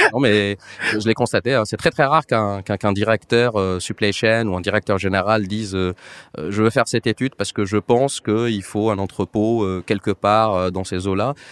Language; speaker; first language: French; non-native, local second language; Arabic